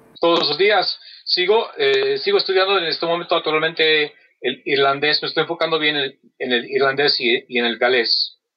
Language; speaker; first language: Spanish; non-native, fluent; English